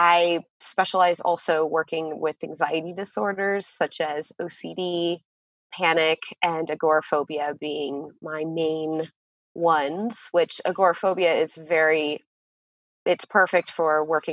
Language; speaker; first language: English; native; English